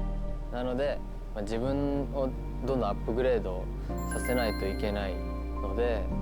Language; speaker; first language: Japanese; native; Japanese